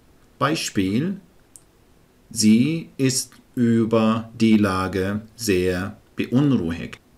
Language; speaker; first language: German; non-native, fluent; Arabic